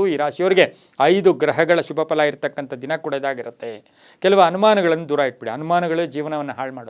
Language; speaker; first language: Kannada; native; Kannada